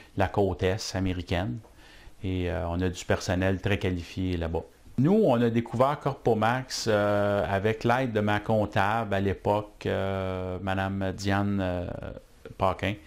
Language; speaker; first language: French; native; French